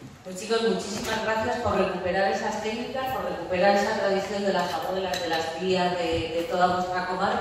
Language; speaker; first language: Spanish; native; Spanish